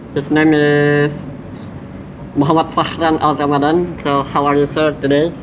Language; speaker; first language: English; non-native, learner; Indonesian